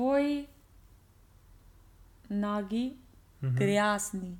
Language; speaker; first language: Russian; non-native, learner; English